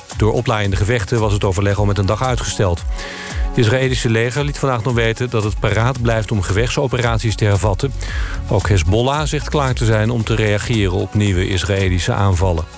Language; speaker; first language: Dutch; native; Dutch